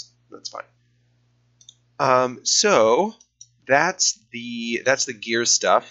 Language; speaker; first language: English; native; English